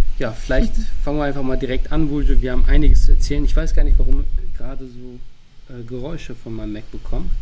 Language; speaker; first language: German; early bilingual, other home language; Turkish